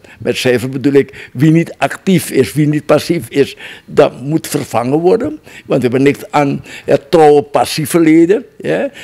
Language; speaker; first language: Dutch; non-native, local second language; Javanese